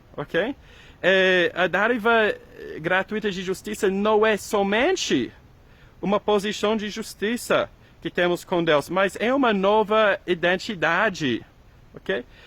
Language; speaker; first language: Portuguese; non-native, fluent; English